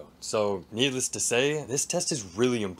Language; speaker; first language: English; native; English